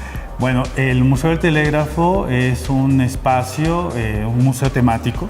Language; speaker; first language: Spanish; native; Spanish